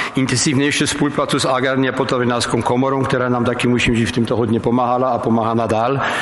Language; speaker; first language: Czech; non-native, fluent; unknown